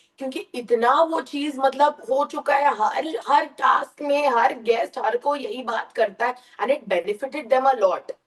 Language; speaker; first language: Hindi; early bilingual, heritage; Hindi